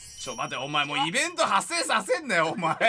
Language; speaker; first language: Japanese; native; Japanese